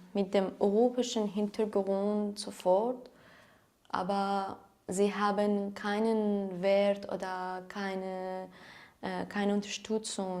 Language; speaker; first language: German; non-native, learner; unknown